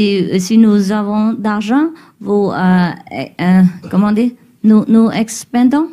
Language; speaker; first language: French; non-native, learner; Vietnamese